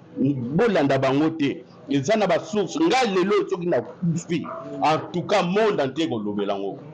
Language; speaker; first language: Lingala; non-native, local second language; Kituba (Democratic Republic of Congo)